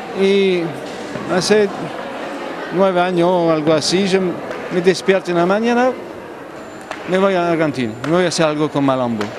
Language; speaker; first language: Spanish; non-native, learner; French